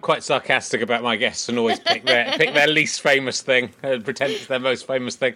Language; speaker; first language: English; native; English